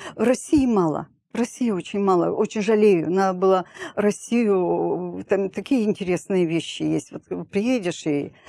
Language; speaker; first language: Russian; native; Russian